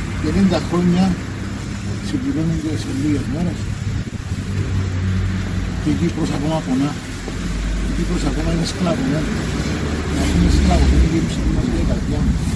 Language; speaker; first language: Greek; native; Greek